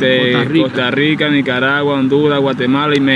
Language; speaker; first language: Spanish; native; Spanish